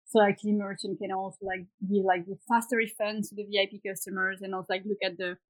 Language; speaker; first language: English; non-native, fluent; Swedish